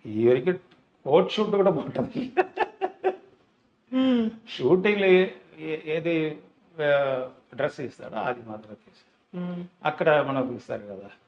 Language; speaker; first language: Telugu; non-native, learner; Tamil